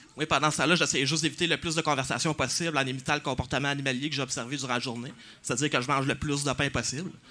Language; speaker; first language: French; native; French